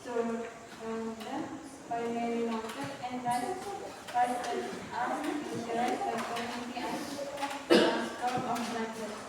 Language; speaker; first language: English; non-native, learner; Indonesian